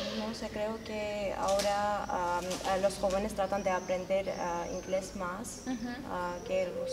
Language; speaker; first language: Spanish; non-native, fluent; Armenian